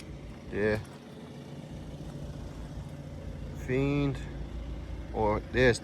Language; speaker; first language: Danish; non-native, learner; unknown